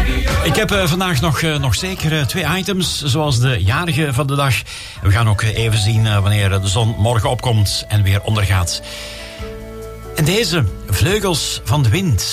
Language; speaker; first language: Dutch; native; Dutch